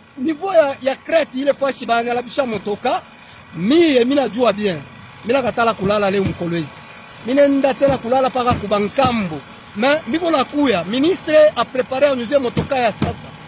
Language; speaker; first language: Swahili; native; Swahili